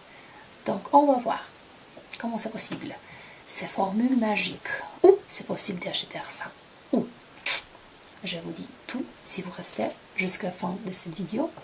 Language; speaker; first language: French; non-native, fluent; Polish